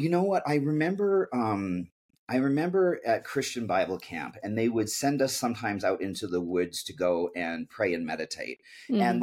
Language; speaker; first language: English; native; English